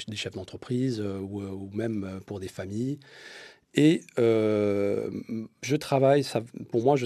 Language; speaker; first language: French; non-native, local second language; Arabic